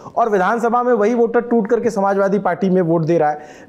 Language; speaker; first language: Hindi; native; Hindi